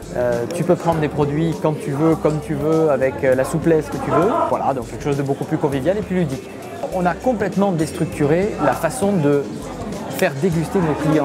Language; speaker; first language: French; native; French